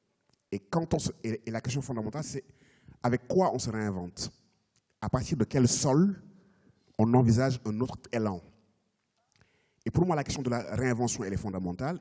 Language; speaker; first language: French; native; French